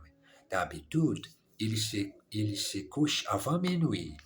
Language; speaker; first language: French; non-native, learner; English